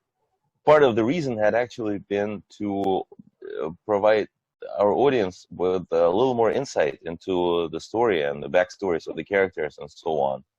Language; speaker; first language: English; non-native, fluent; Russian